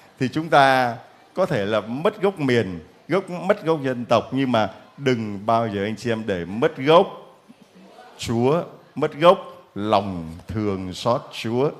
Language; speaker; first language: Vietnamese; native; Vietnamese